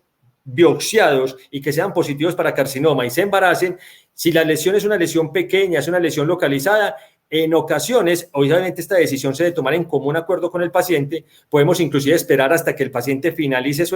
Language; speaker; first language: Spanish; native; Spanish